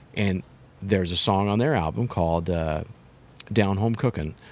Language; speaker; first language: English; native; English